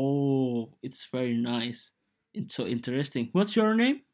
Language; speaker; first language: English; non-native, learner; Indonesian